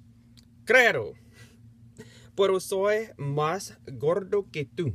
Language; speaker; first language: Spanish; non-native, learner; English